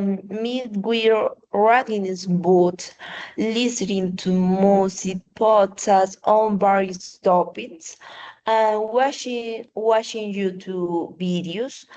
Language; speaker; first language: English; non-native, learner; Spanish